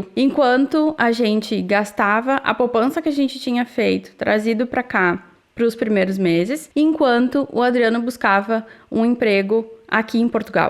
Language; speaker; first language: Portuguese; native; Portuguese